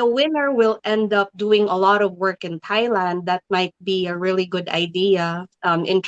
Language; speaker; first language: English; non-native, local second language; Filipino